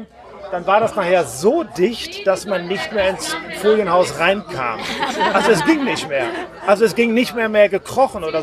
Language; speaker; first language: German; native; German